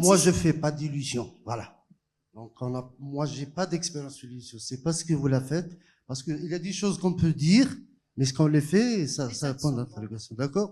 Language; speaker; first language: French; non-native, local second language; Arabic